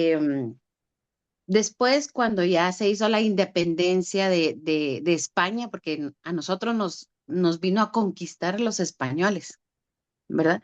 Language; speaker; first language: Spanish; native; Spanish